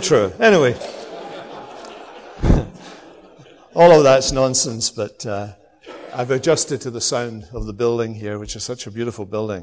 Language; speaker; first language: English; native; English